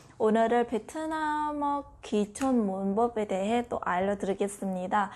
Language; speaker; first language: Korean; non-native, learner; Vietnamese